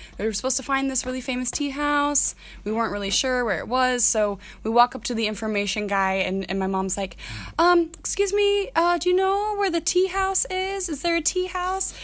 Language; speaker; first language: English; native; English